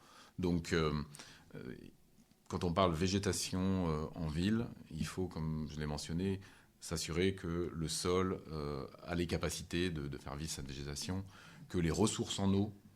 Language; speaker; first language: French; native; French